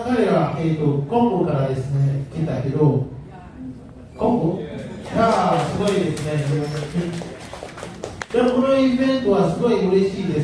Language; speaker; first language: Japanese; non-native, learner; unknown